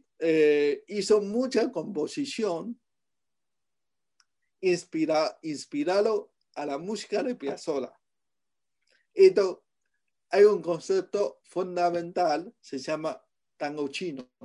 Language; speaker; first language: Spanish; non-native, fluent; Chinese